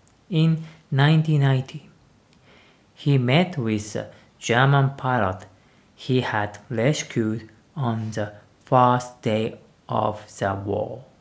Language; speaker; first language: English; non-native, learner; Japanese